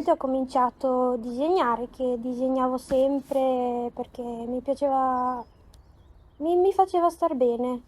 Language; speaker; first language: Italian; non-native, fluent; Macedonian